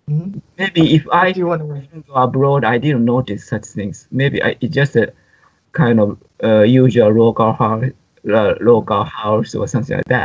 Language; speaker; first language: English; non-native, fluent; Japanese